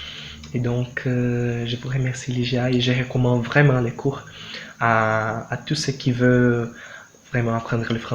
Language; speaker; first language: French; non-native, learner; Portuguese